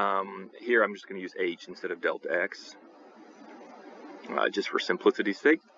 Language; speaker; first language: English; native; English